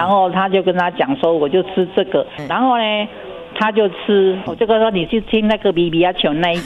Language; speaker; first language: Chinese; non-native, local second language; Min Nan Chinese